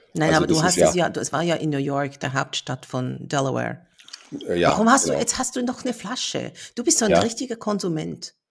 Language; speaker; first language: German; native; German